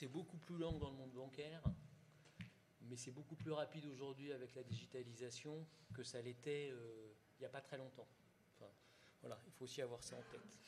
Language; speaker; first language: French; native; French